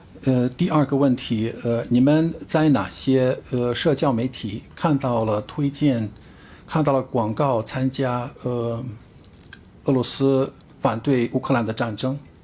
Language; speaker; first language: Chinese; non-native, fluent; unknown